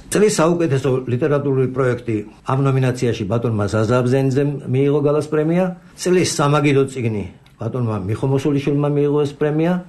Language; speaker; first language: Georgian; native; Georgian